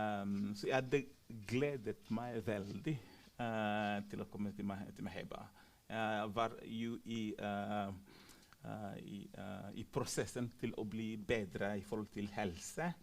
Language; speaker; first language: Norwegian; non-native, fluent; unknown